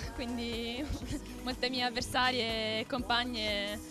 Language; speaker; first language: Italian; native; Italian